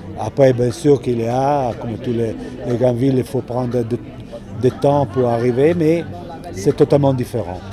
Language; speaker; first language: French; non-native, fluent; Italian